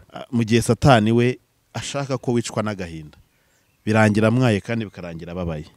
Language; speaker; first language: Kinyarwanda; native; Kinyarwanda